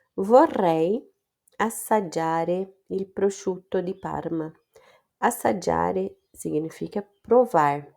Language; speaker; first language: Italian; non-native, fluent; Portuguese